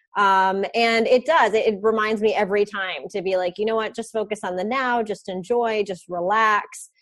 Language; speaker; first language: English; native; English